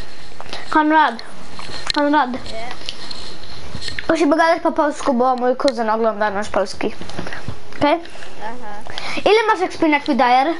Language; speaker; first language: Polish; early bilingual, heritage; Polish